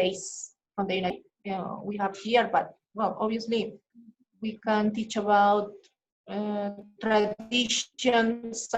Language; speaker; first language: English; non-native, fluent; Spanish